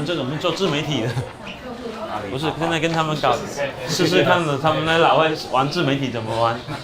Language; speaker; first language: Chinese; native; Chinese